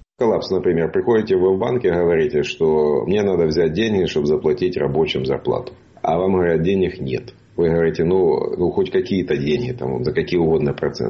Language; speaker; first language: Russian; native; Russian